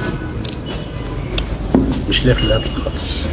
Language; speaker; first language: Arabic; native; Arabic